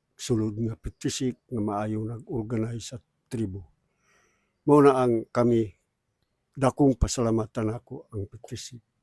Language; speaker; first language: Cebuano; non-native, local second language; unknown